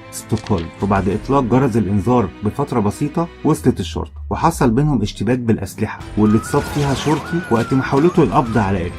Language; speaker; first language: Arabic; native; Arabic